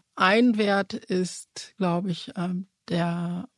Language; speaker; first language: German; early bilingual, other home language; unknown